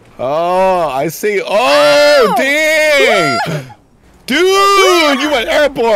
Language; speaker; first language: English; native; English